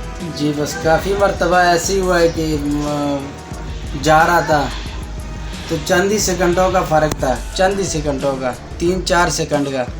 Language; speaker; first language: Hindi; non-native, local second language; Pashto